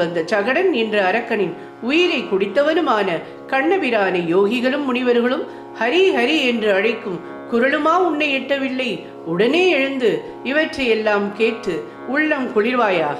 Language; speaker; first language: Tamil; native; Tamil